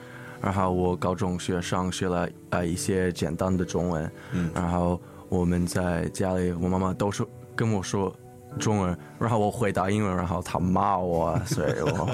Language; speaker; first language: Chinese; early bilingual, heritage; English